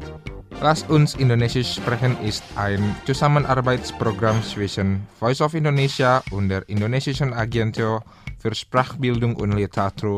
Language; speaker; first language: German; non-native, fluent; Indonesian